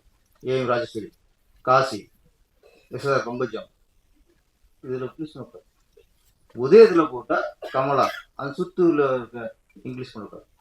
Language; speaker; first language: Tamil; native; Tamil